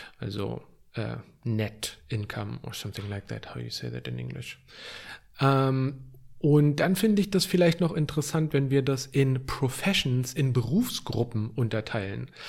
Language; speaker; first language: German; native; German